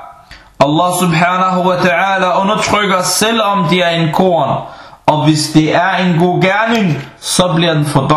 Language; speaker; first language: Danish; early bilingual, other home language; Arabic